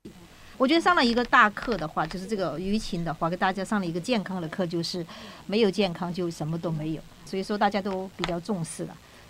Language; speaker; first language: Chinese; native; Chinese